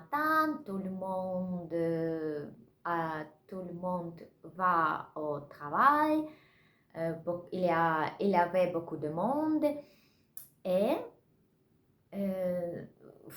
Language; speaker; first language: French; non-native, learner; Russian